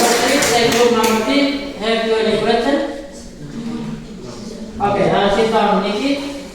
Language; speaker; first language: English; non-native, learner; Indonesian